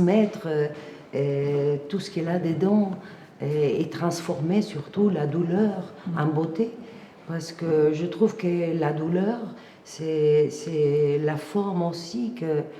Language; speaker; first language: French; non-native, fluent; Spanish